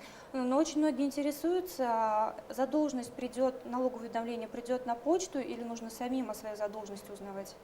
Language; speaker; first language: Russian; native; Russian